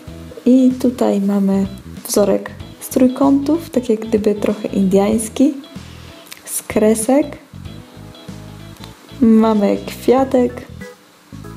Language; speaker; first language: Polish; native; Polish